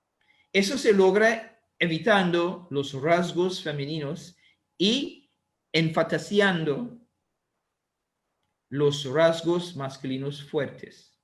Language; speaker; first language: Spanish; non-native, learner; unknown